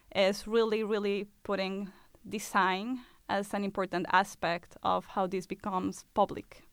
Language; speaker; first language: English; non-native, fluent; Spanish